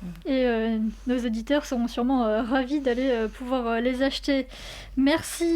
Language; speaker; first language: French; native; French